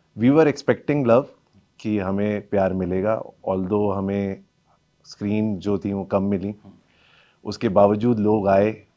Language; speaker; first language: Hindi; native; Hindi